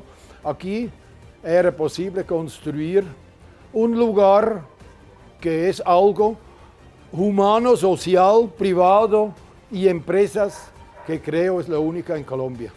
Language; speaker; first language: Spanish; non-native, fluent; German